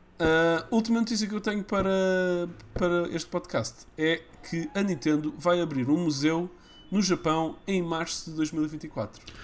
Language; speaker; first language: Portuguese; early bilingual, other home language; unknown